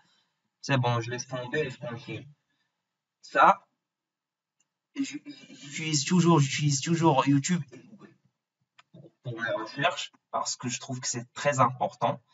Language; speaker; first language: French; non-native, local second language; Arabic